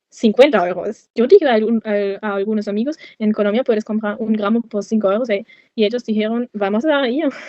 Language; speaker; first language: Spanish; non-native, learner; German